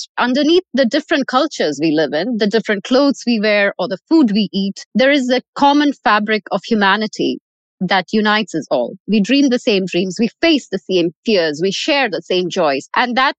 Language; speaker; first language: English; non-native, local second language; Malayalam